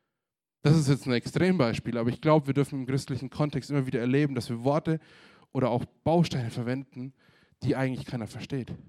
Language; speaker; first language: German; native; German